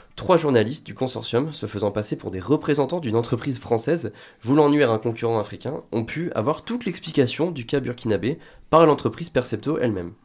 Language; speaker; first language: French; native; French